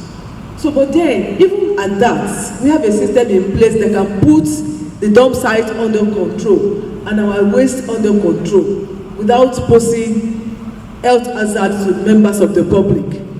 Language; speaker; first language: English; non-native, local second language; Yoruba